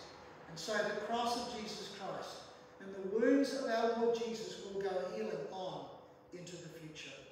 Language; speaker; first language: English; native; English